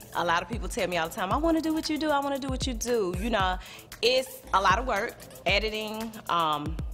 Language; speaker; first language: English; native; English